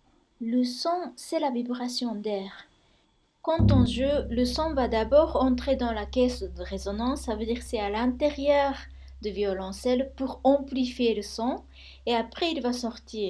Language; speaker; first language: French; non-native, fluent; Japanese